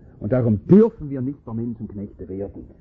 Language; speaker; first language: German; native; German